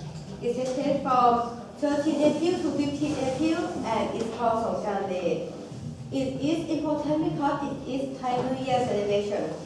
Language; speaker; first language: English; non-native, local second language; Thai